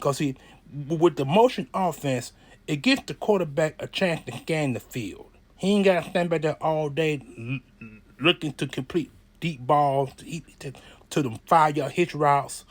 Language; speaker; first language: English; native; English